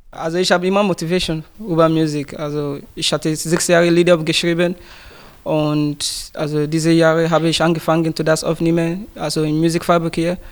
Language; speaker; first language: German; non-native, learner; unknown